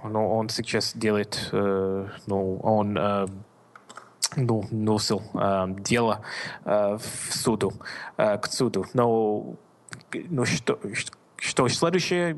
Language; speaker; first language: Russian; non-native, learner; English